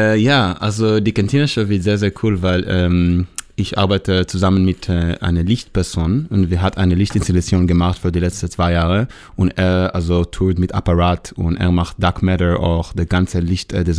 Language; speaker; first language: German; non-native, learner; Hebrew